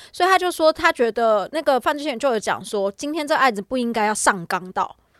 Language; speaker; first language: Chinese; native; Chinese